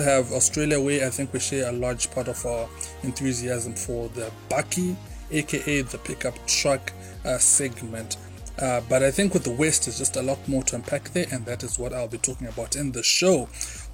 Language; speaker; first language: English; non-native, local second language; Shona